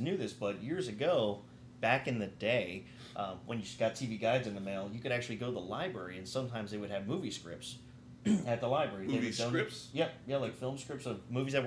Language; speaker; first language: English; native; English